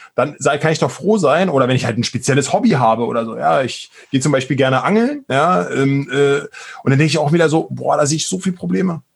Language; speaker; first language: German; native; German